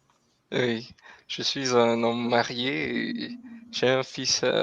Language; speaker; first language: French; non-native, local second language; Malagasy